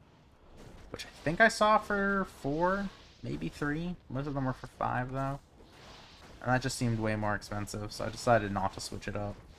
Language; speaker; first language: English; native; English